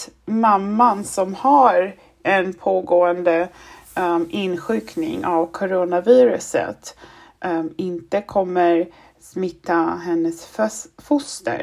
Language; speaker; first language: Swedish; non-native, fluent; German